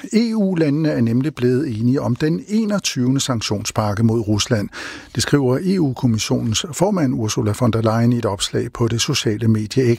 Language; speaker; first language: Danish; native; Danish